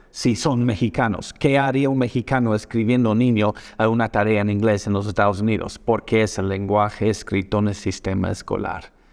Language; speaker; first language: Spanish; non-native, fluent; English